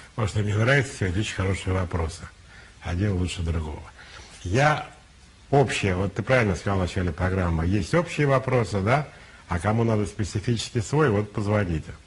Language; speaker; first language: Russian; native; Russian